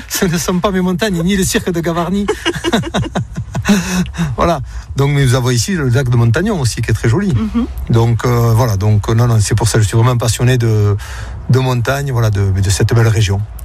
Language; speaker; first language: French; native; French